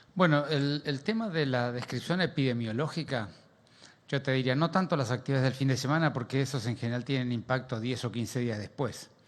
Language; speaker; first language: Spanish; native; Spanish